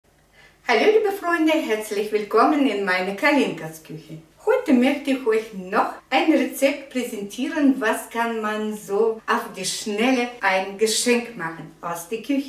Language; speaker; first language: German; non-native, learner; Russian